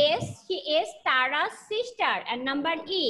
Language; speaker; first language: English; non-native, learner; Bangla